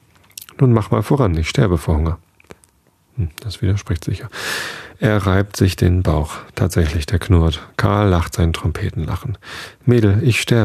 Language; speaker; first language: German; native; German